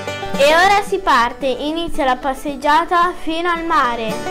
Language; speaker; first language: Italian; native; Italian